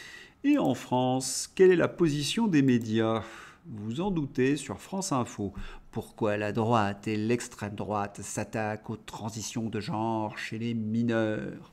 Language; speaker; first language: French; native; French